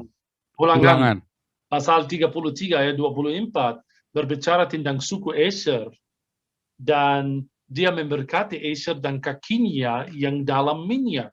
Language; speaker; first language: Indonesian; non-native, fluent; Arabic